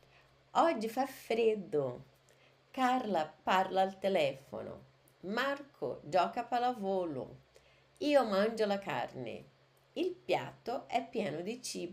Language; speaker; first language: Italian; non-native, fluent; Portuguese